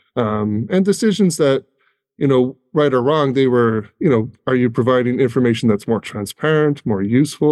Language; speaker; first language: English; native; English